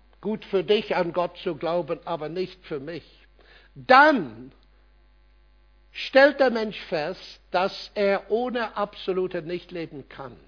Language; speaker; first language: German; non-native, fluent; English